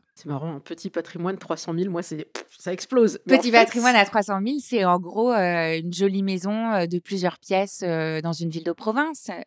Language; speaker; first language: French; native; French